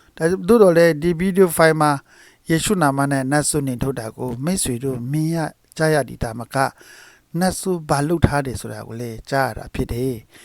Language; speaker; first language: Burmese; non-native, local second language; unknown